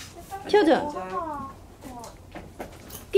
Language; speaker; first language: Korean; non-native, learner; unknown